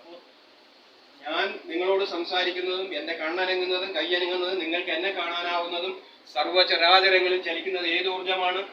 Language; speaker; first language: Malayalam; native; Malayalam